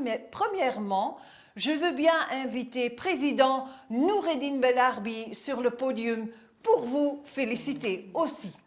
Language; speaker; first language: French; non-native, local second language; Dutch